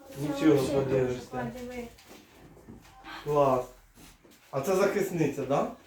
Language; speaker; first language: Ukrainian; native; Ukrainian